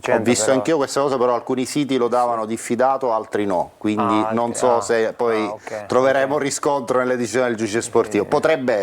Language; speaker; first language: Italian; native; Italian